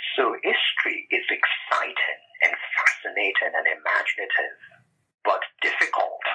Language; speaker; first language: English; non-native, local second language; Yoruba